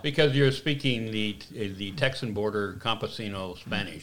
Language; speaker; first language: English; native; English